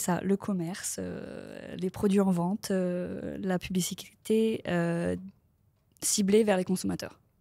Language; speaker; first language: French; native; French